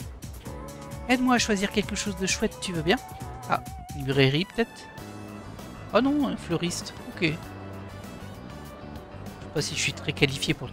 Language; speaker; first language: French; native; French